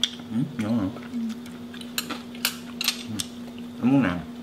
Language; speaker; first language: Vietnamese; non-native, learner; Korean